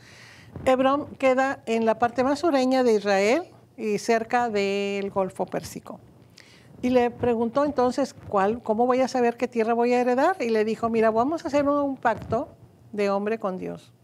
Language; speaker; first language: Spanish; native; Spanish